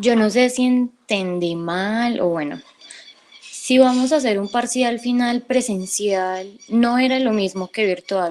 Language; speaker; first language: Spanish; native; Spanish